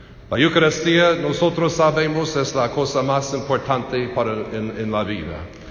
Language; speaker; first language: Spanish; non-native, learner; English